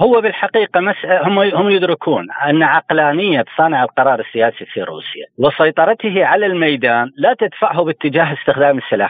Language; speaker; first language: Arabic; native; Arabic